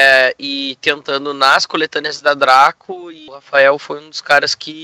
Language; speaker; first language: Portuguese; native; Portuguese